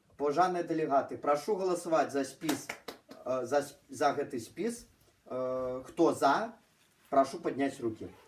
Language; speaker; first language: Belarusian; non-native, local second language; Russian